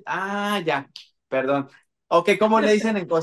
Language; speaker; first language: Spanish; native; Spanish